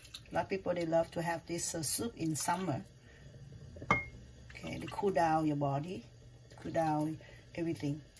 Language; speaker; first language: English; non-native, learner; Vietnamese